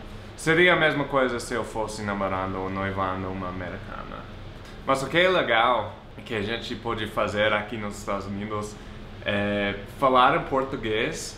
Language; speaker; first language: Portuguese; non-native, fluent; English